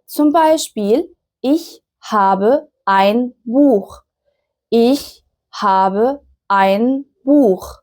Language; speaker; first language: German; non-native, fluent; Arabic